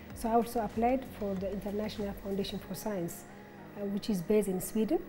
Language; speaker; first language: English; non-native, fluent; Amharic